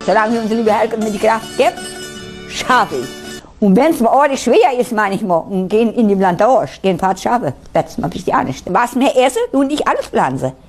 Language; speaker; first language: German; early bilingual, heritage; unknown